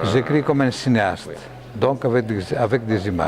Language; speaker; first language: French; non-native, fluent; Greek